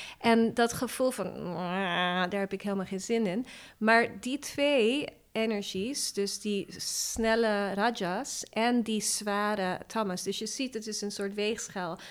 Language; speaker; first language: Dutch; non-native, fluent; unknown